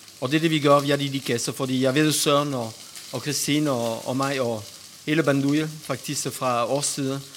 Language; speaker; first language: Danish; non-native, fluent; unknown